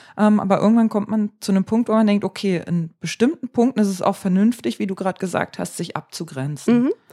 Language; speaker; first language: German; native; German